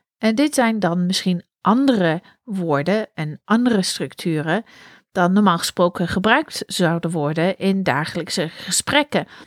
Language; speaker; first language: Dutch; non-native, fluent; English